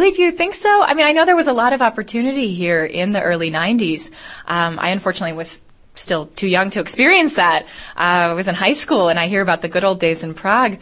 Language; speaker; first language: English; native; English